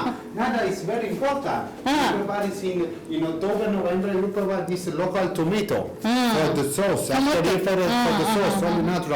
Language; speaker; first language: English; non-native, learner; Italian